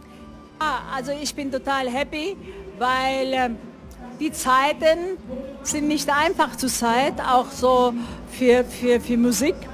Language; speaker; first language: German; non-native, fluent; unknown